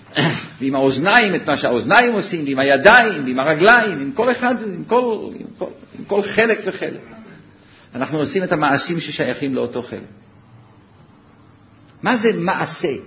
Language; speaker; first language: Hebrew; native; Hebrew